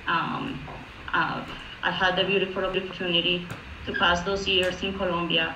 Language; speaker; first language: English; non-native, fluent; Spanish